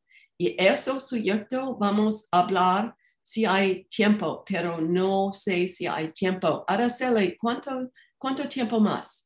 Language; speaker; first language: Spanish; non-native, fluent; English